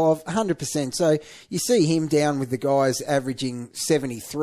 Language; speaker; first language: English; native; English